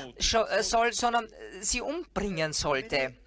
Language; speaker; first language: German; non-native, fluent; Hebrew